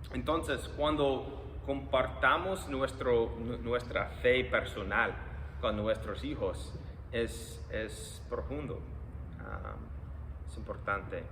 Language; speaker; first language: Spanish; non-native, fluent; English